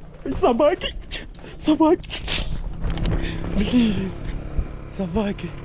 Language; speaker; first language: Russian; non-native, learner; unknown